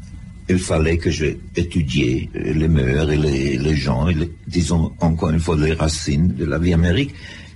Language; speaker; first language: French; non-native, fluent; German